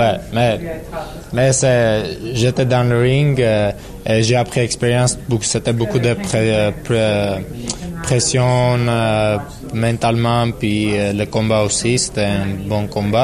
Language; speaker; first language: French; non-native, learner; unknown